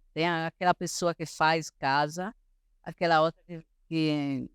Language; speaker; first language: Portuguese; non-native, fluent; Italian